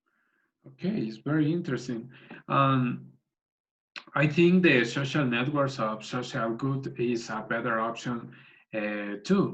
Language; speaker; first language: English; non-native, learner; Spanish